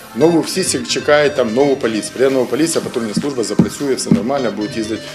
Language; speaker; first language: Ukrainian; native; Ukrainian